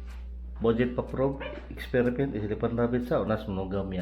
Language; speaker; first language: Russian; non-native, learner; Filipino